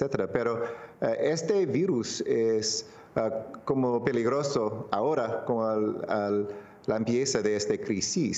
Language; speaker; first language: Spanish; non-native, local second language; English